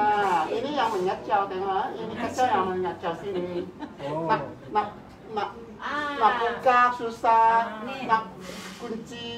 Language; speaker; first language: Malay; non-native, local second language; Cantonese